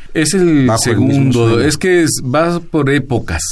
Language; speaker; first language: Spanish; native; Spanish